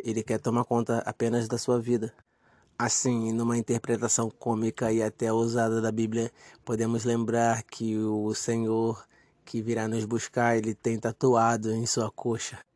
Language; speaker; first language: Portuguese; native; Portuguese